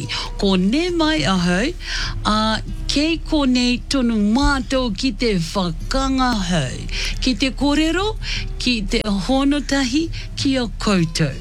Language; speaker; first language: Māori; non-native, learner; Fijian